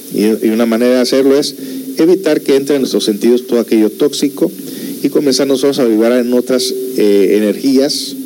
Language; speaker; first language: Spanish; early bilingual, heritage; Spanish